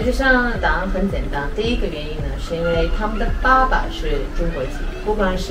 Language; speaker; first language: Chinese; non-native, fluent; Armenian